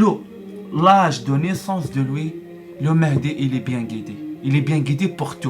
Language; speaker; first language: French; non-native, learner; Arabic